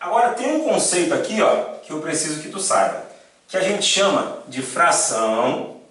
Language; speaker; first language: Portuguese; native; Portuguese